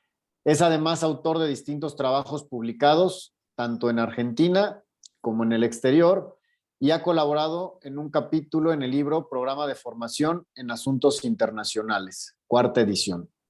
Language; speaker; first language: Spanish; native; Spanish